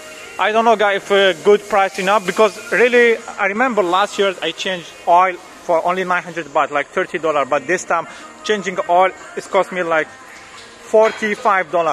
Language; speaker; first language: English; non-native, learner; French